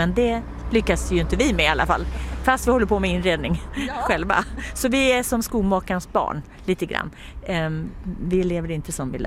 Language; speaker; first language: Swedish; native; Swedish